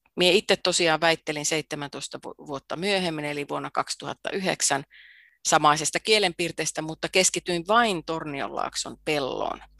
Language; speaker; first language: Finnish; native; Finnish